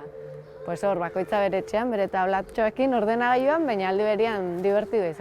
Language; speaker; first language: Basque; native; Basque